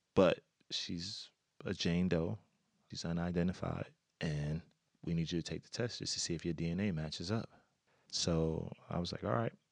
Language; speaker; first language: English; native; English